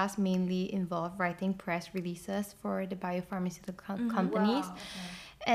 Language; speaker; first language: English; non-native, local second language; Chinese